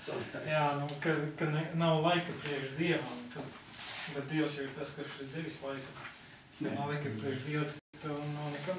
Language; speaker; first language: Latvian; native; Latvian